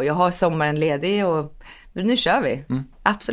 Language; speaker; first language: Swedish; early bilingual, heritage; Swedish